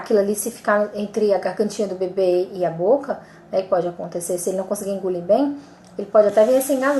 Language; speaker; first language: Portuguese; native; Portuguese